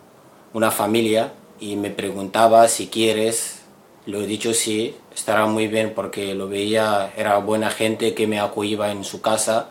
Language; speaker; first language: Spanish; non-native, learner; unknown